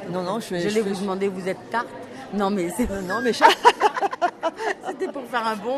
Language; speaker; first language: French; native; French